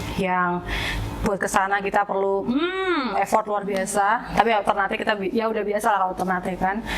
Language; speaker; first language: Indonesian; native; Indonesian